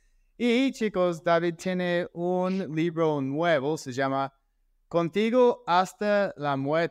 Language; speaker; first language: Spanish; non-native, fluent; English